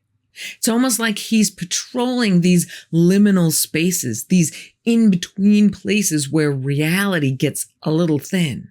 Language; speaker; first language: English; native; English